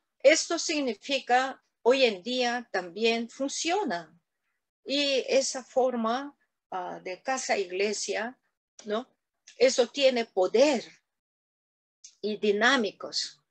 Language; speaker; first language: Spanish; non-native, learner; Korean